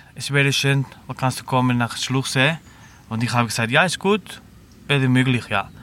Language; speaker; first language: German; non-native, learner; Spanish